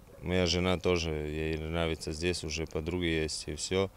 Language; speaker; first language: Russian; non-native, fluent; Serbian